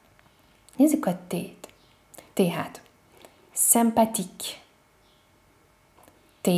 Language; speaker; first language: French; non-native, fluent; Hungarian